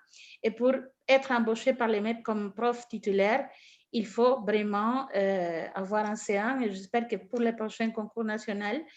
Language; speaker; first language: French; non-native, fluent; Spanish